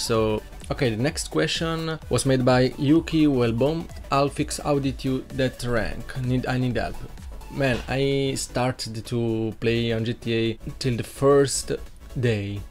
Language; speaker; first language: English; non-native, learner; Italian